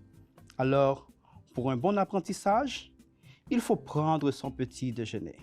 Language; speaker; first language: French; non-native, fluent; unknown